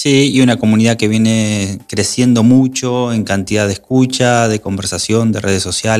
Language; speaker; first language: Spanish; native; Spanish